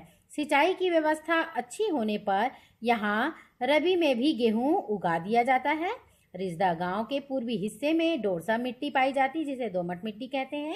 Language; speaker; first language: Hindi; native; Hindi